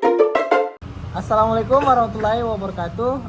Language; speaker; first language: Indonesian; native; Indonesian